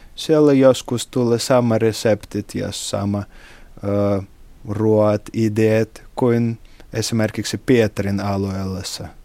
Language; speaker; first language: Finnish; non-native, fluent; Russian